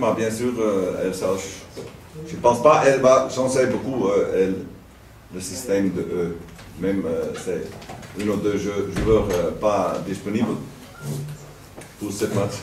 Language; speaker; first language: French; non-native, learner; Dutch